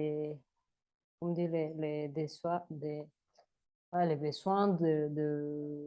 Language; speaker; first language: French; non-native, learner; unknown